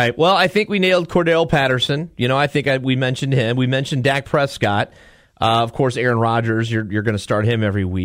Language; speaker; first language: English; native; English